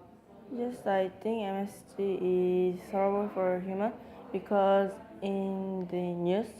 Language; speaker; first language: English; non-native, learner; Korean